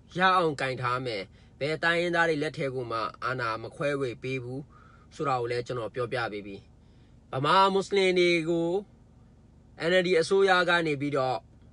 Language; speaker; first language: Burmese; non-native, local second language; Mon